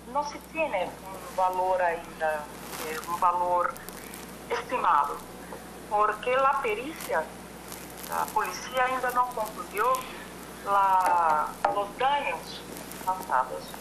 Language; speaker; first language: Spanish; non-native, learner; Portuguese